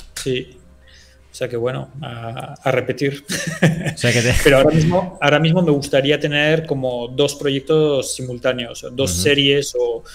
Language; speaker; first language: Spanish; early bilingual, other home language; French